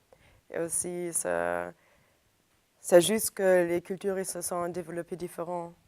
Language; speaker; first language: French; non-native, fluent; German